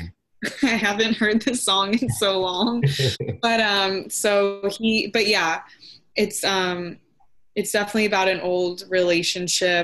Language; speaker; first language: English; native; English